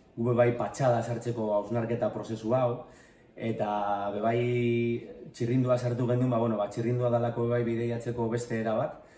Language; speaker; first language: Basque; native; Basque